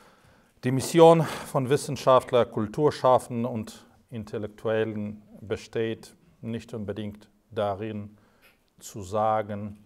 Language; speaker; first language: German; non-native, fluent; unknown